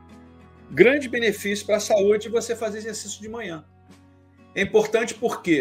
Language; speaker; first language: Portuguese; native; Portuguese